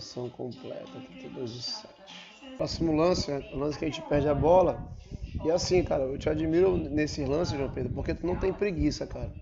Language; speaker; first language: Portuguese; native; Portuguese